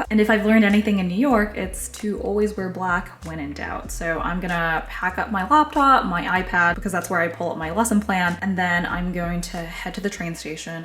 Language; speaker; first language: English; early bilingual, other home language; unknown